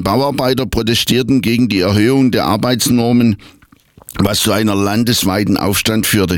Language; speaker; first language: German; native; German